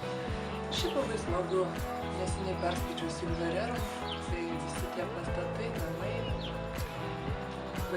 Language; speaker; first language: Lithuanian; native; Lithuanian